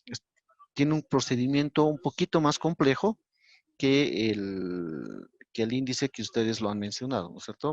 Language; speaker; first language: Spanish; native; Spanish